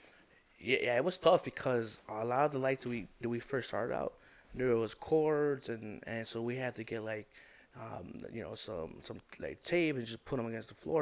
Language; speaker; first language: English; native; English